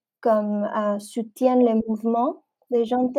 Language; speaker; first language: French; non-native, fluent; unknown